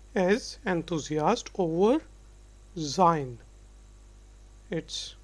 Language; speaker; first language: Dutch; non-native, fluent; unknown